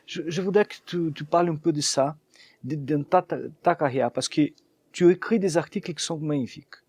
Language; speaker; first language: French; non-native, fluent; Portuguese